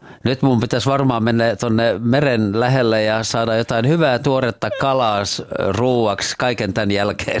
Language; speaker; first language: Finnish; native; Finnish